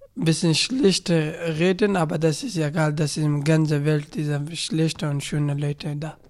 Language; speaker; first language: German; non-native, learner; Persian